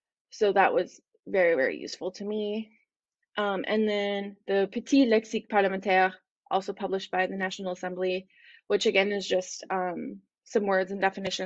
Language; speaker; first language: English; native; English